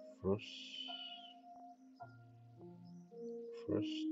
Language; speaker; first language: English; non-native, learner; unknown